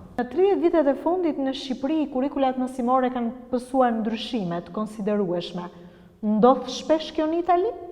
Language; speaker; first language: Albanian; native; Albanian